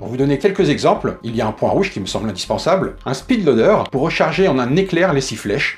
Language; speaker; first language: French; native; French